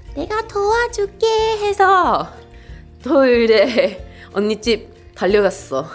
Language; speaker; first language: Korean; non-native, fluent; English